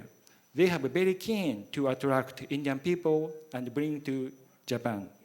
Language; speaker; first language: English; non-native, learner; Japanese